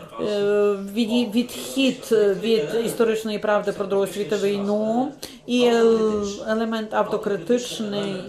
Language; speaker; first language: Ukrainian; non-native, fluent; Polish